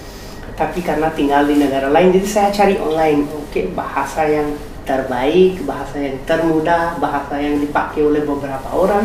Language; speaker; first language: Indonesian; non-native, fluent; Hindi